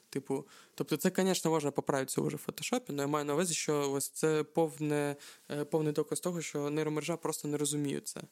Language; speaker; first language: Ukrainian; non-native, local second language; Russian